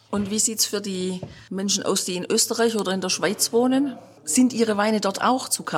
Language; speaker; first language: German; native; German